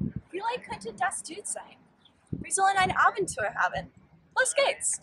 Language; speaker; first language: German; non-native, learner; English